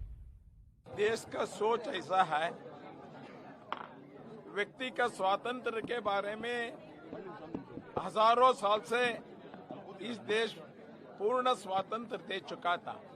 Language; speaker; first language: Hindi; non-native, local second language; Kannada